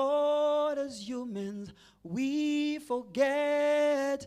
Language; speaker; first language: English; non-native, local second language; Shona